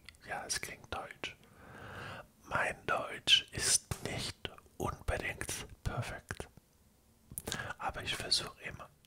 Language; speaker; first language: German; non-native, learner; French